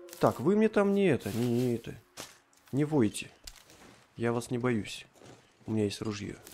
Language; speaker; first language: Russian; native; Russian